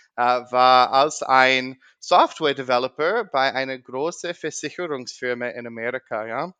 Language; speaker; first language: German; non-native, learner; English